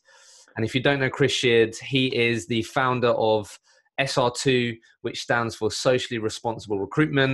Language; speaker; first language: English; native; English